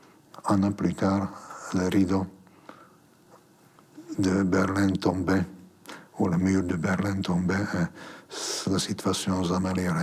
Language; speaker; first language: French; non-native, fluent; Slovak